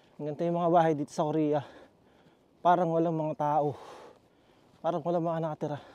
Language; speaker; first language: Filipino; native; Filipino